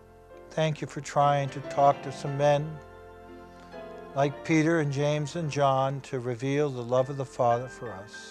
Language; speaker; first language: English; native; English